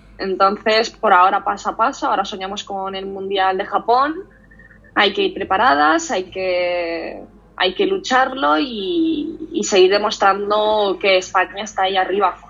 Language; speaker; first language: Spanish; early bilingual, other home language; Russian